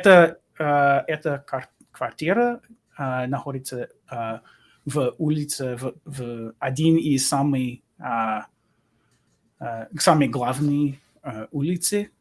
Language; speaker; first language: Russian; non-native, learner; English